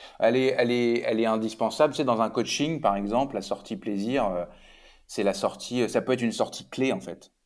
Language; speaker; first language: French; native; French